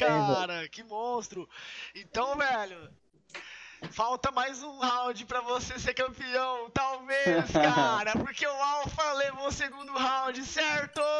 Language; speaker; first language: Portuguese; native; Portuguese